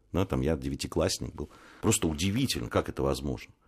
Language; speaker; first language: Russian; native; Russian